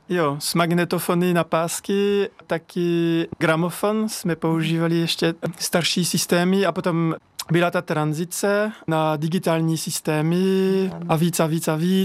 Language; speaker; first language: Czech; non-native, learner; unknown